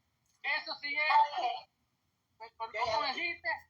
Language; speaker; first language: Spanish; native; Spanish